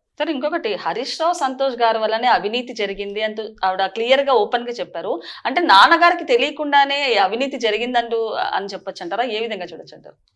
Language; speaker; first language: Telugu; native; Telugu